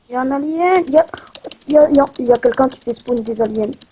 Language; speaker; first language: French; native; French